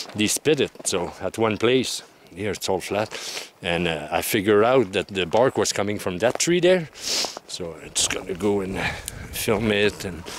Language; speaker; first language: English; non-native, fluent; French